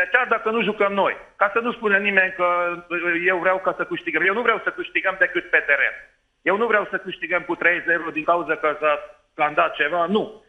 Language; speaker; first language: Romanian; non-native, local second language; Hungarian